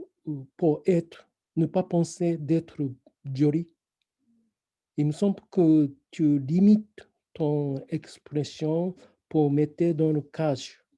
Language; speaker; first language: French; non-native, fluent; Japanese